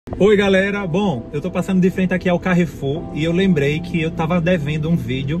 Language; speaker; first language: Portuguese; native; Portuguese